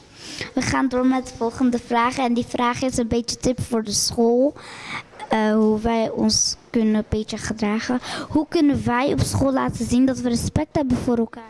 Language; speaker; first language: Dutch; early bilingual, other home language; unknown